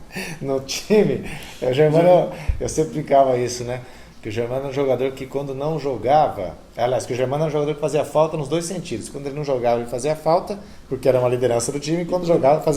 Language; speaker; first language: Portuguese; native; Portuguese